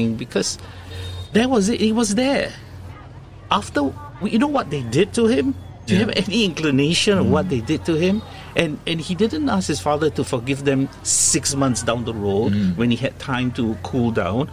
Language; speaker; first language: English; native; English